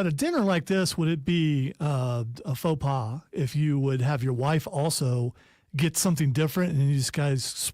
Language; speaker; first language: English; native; English